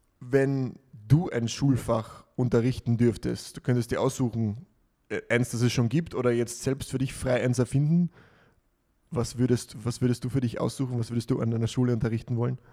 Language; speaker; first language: German; native; German